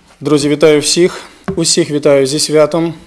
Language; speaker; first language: Ukrainian; native; Ukrainian